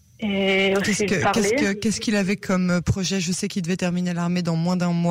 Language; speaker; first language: French; native; French